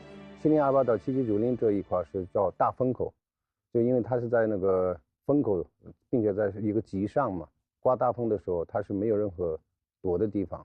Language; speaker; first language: Chinese; native; Chinese